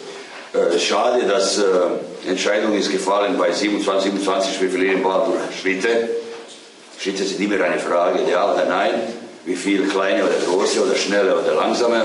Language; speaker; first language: German; non-native, fluent; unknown